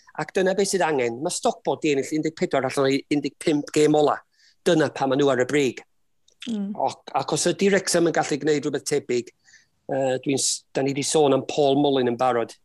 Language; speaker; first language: Welsh; native; Welsh